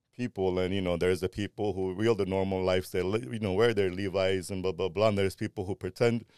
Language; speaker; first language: English; early bilingual, other home language; Armenian